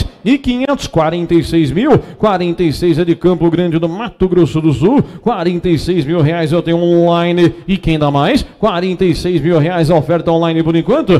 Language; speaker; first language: Portuguese; native; Portuguese